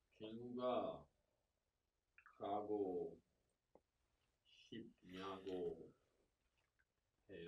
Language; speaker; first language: Korean; non-native, learner; English